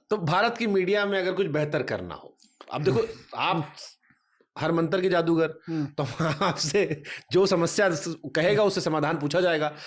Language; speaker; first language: Hindi; native; Hindi